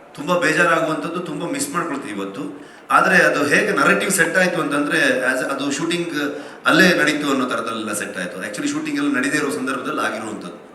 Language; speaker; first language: Kannada; native; Kannada